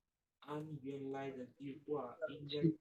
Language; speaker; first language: Chinese; non-native, learner; Bangla